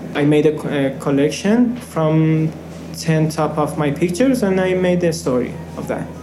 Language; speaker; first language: English; non-native, fluent; Persian